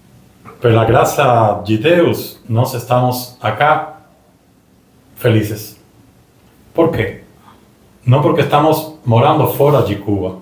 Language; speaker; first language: Portuguese; non-native, learner; Spanish